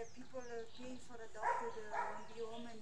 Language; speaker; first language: English; non-native, learner; Italian